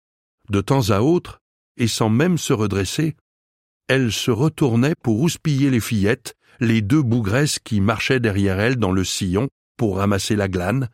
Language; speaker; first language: French; native; French